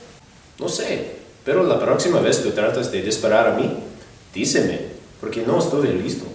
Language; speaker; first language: Spanish; non-native, learner; English